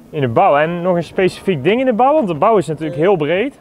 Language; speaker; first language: Dutch; native; Dutch